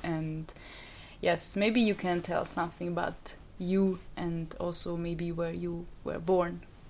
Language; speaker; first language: English; non-native, fluent; German